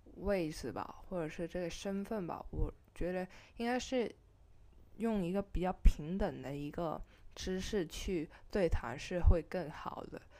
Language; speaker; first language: Chinese; non-native, local second language; Cantonese